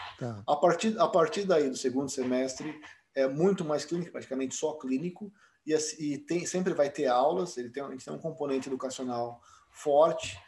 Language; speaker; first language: Portuguese; native; Portuguese